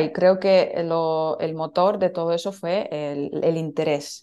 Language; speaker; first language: Spanish; non-native, fluent; Russian